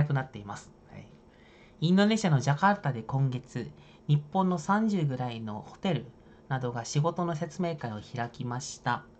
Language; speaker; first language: Japanese; non-native, fluent; Indonesian